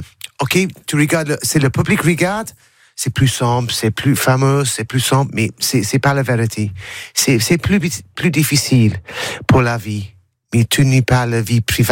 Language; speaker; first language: French; non-native, learner; English